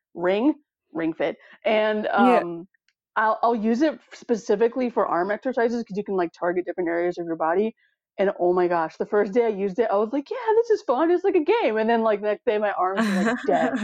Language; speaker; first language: English; early bilingual, other home language; Samoan